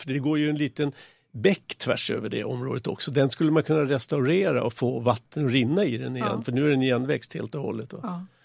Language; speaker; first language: Swedish; native; Swedish